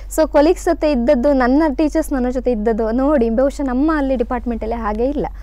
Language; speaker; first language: Kannada; native; Kannada